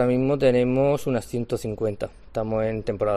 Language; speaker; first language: Spanish; native; Spanish